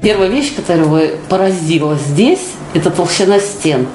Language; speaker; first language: Russian; native; Russian